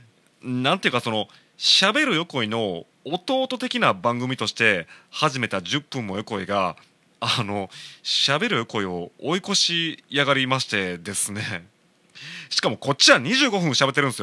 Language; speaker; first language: Japanese; native; Japanese